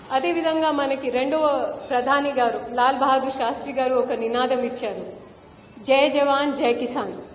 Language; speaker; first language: Telugu; non-native, fluent; Hindi